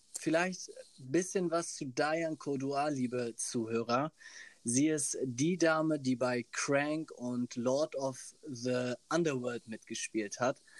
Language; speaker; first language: German; early bilingual, other home language; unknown